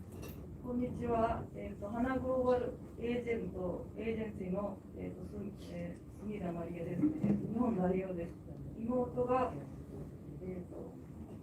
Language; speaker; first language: Japanese; non-native, fluent; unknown